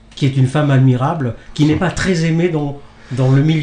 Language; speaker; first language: French; native; French